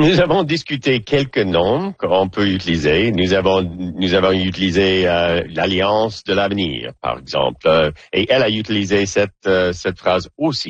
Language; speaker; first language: French; non-native, fluent; English